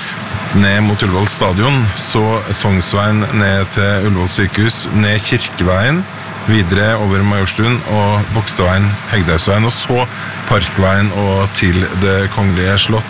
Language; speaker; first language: Norwegian; native; Norwegian